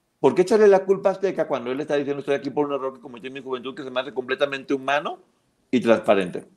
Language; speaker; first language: Spanish; native; Spanish